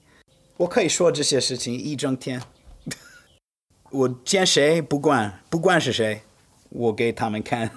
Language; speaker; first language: Chinese; non-native, fluent; English